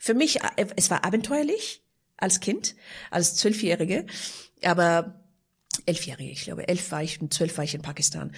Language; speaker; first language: German; non-native, fluent; Persian